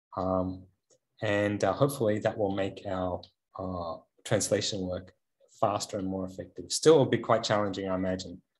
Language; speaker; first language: English; native; English